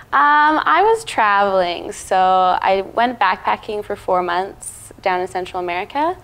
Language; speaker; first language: English; native; English